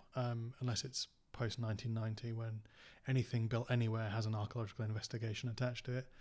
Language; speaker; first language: English; native; English